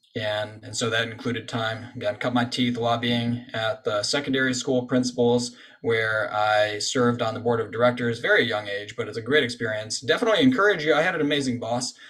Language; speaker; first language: English; native; English